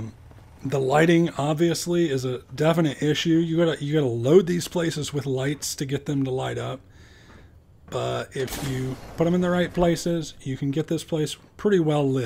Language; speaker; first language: English; native; English